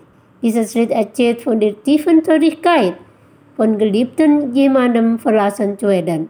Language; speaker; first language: German; non-native, fluent; Indonesian